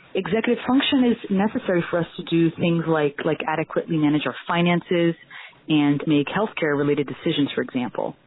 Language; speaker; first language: English; non-native, fluent; Portuguese